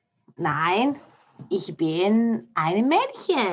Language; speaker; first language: German; non-native, learner; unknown